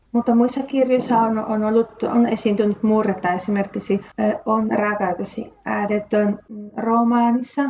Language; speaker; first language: Finnish; non-native, fluent; Spanish